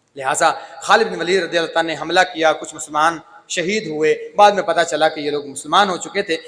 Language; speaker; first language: Urdu; non-native, local second language; Punjabi